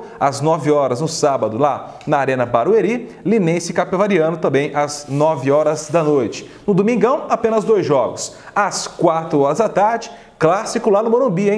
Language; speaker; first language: Portuguese; native; Portuguese